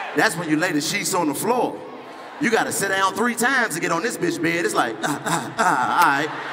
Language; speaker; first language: English; native; English